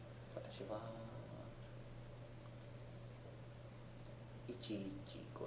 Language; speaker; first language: Japanese; non-native, learner; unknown